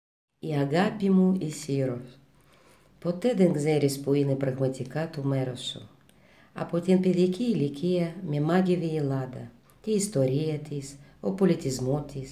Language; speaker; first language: Greek; non-native, fluent; Russian